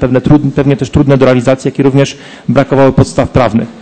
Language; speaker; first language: Polish; native; Polish